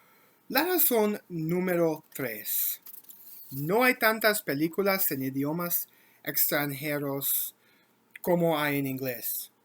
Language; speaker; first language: Spanish; non-native, learner; English